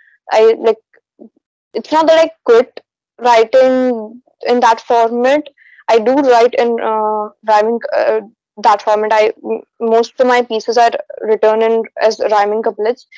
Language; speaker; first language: English; non-native, local second language; Hindi